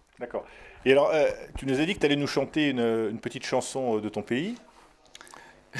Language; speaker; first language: French; native; French